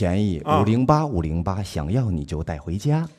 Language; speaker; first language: Chinese; native; Chinese